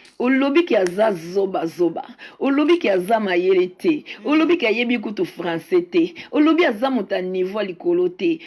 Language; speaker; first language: Lingala; non-native, fluent; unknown